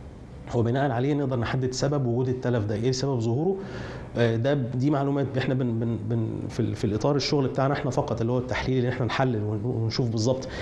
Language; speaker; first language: Arabic; native; Arabic